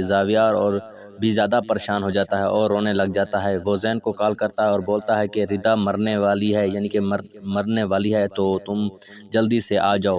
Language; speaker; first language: Urdu; native; Urdu